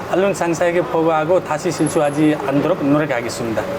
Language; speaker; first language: Korean; non-native, learner; Nepali